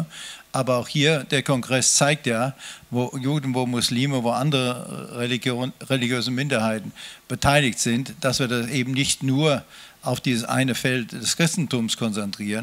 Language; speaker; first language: German; native; German